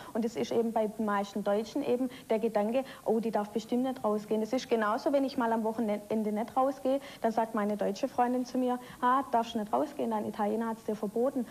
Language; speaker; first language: German; native; German